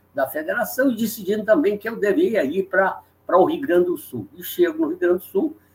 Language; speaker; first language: Portuguese; native; Portuguese